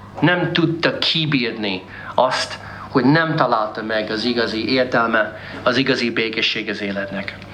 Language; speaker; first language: Hungarian; non-native, fluent; English